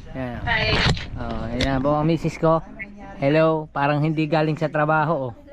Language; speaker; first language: Filipino; native; Filipino